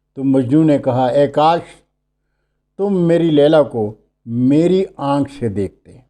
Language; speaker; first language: Urdu; non-native, local second language; Pashto